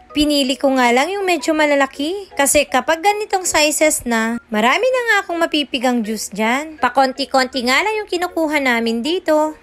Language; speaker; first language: Filipino; non-native, local second language; Iloko